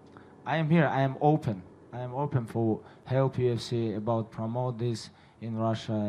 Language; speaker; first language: English; non-native, fluent; Russian